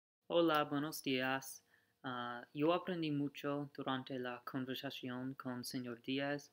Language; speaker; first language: Spanish; non-native, learner; English